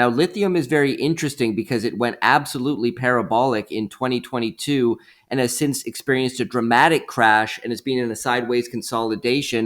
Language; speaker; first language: English; native; English